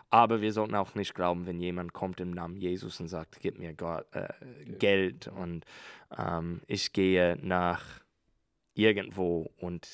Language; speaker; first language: German; non-native, learner; English